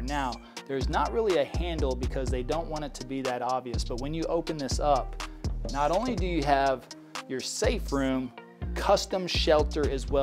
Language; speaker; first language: English; native; English